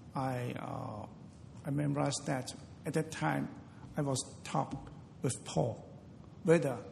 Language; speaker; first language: English; non-native, local second language; Cantonese